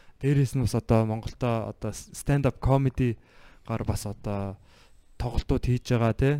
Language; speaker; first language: Mongolian; native; Mongolian